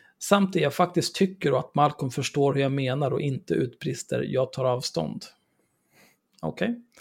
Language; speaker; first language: Swedish; native; Swedish